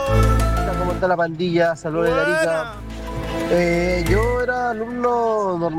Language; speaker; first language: Spanish; native; Spanish